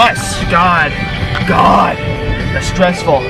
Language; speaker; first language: English; native; English